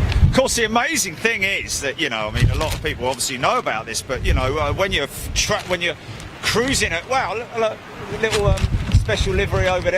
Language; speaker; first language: English; native; English